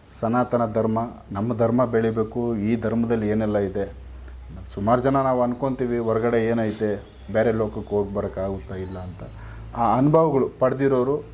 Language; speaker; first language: Kannada; native; Kannada